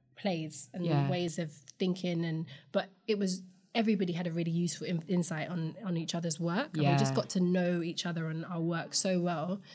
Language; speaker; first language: English; native; English